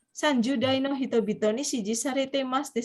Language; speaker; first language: Japanese; non-native, fluent; Indonesian